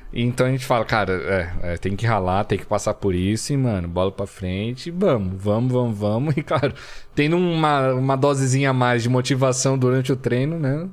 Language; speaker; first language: Portuguese; early bilingual, other home language; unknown